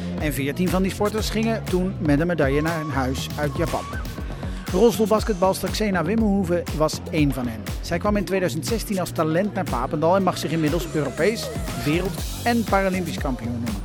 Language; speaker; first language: Dutch; native; Dutch